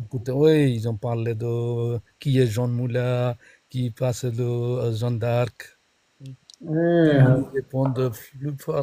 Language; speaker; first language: French; non-native, learner; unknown